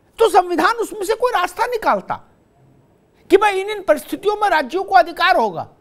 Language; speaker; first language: Hindi; native; Hindi